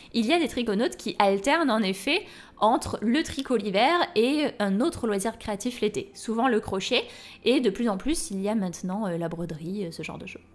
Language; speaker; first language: French; native; French